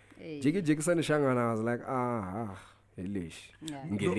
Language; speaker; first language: English; non-native, local second language; Tsonga